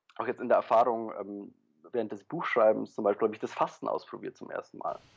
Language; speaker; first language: German; early bilingual, other home language; Polish